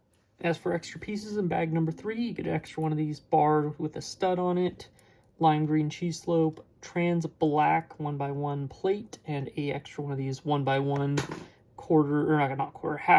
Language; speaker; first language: English; native; English